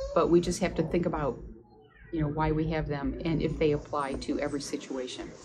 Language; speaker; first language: English; native; English